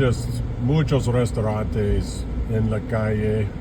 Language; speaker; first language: Spanish; non-native, learner; English